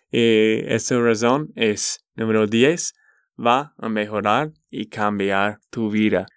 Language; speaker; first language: Spanish; non-native, learner; English